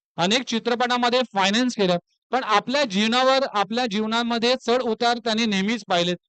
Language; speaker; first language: Marathi; native; Marathi